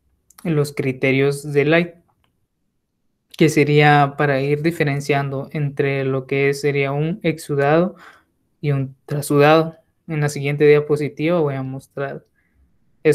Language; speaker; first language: Spanish; native; Spanish